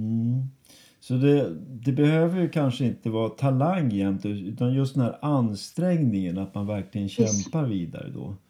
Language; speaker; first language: Swedish; native; Swedish